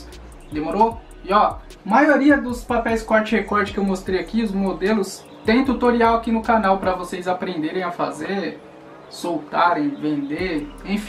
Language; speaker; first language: Portuguese; native; Portuguese